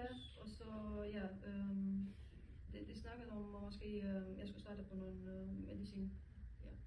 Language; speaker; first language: Danish; non-native, learner; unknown